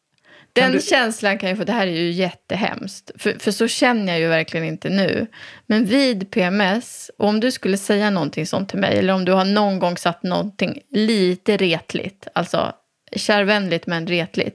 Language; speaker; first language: Swedish; native; Swedish